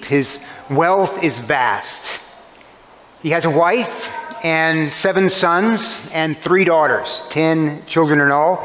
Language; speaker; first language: English; native; English